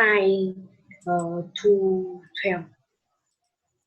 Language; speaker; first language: English; non-native, learner; Vietnamese